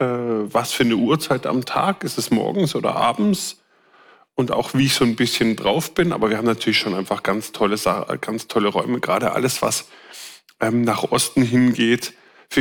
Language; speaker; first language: German; native; German